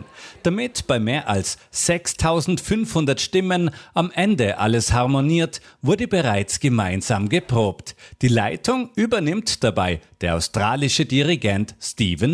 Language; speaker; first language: German; native; German